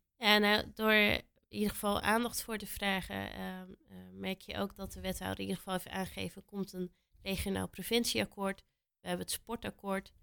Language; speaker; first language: Dutch; native; Dutch